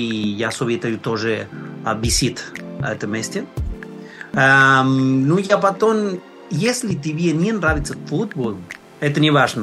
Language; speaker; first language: Russian; non-native, learner; Spanish